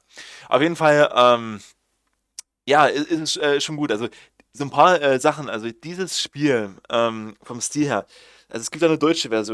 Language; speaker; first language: German; native; German